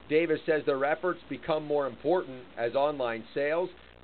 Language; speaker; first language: English; native; English